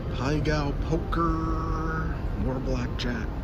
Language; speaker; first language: English; native; English